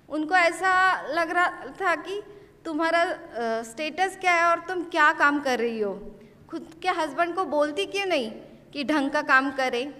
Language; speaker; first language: Hindi; non-native, local second language; Marathi